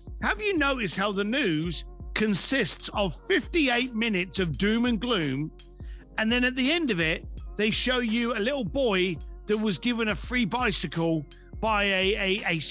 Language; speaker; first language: English; native; English